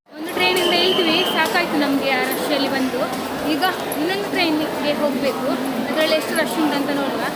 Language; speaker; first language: Kannada; non-native, local second language; Tulu